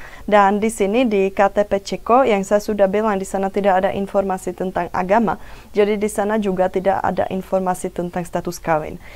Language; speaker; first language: Indonesian; non-native, fluent; Czech